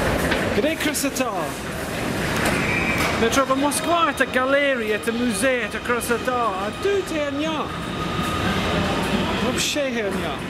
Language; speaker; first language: Russian; non-native, learner; English